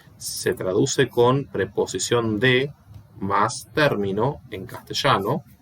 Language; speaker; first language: Spanish; native; Spanish